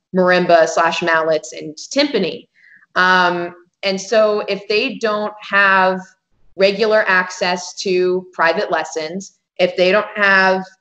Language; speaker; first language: English; native; English